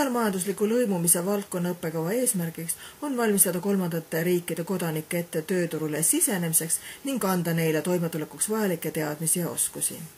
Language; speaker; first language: Estonian; native; Estonian